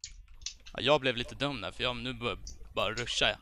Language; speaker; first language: Swedish; native; Swedish